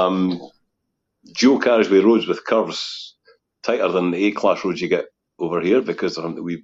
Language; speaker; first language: English; native; English